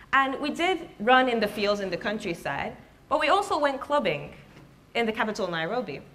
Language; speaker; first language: English; early bilingual, other home language; Japanese